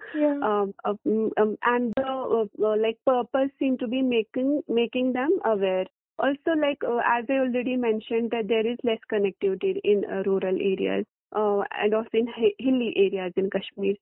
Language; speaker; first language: English; non-native, local second language; Kashmiri